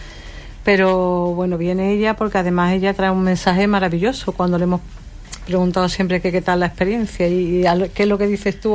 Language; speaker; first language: Spanish; native; Spanish